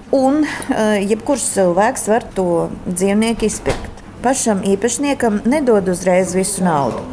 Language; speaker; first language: Latvian; native; Latvian